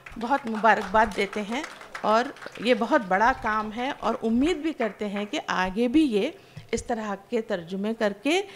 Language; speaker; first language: Hindi; non-native, local second language; Urdu